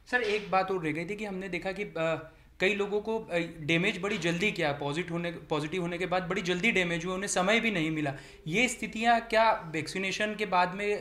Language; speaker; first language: Hindi; native; Hindi